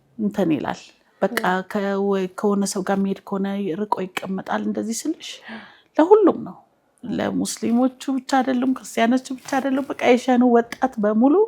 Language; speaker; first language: Amharic; native; Amharic